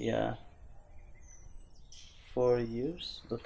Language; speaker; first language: English; non-native, fluent; Azerbaijani